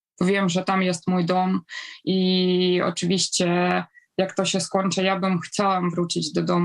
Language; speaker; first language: Polish; non-native, fluent; Ukrainian